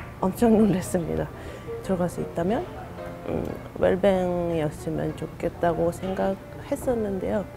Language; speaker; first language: Korean; non-native, fluent; Japanese